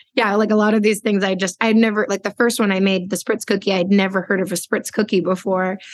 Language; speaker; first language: English; native; English